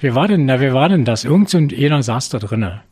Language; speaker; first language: German; native; German